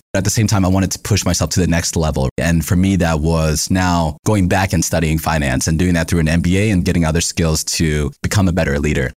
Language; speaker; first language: English; native; English